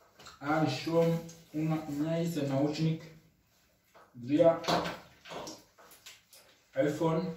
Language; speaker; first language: Russian; non-native, learner; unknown